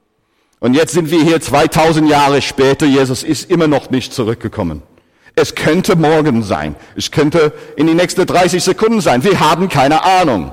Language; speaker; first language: German; non-native, fluent; English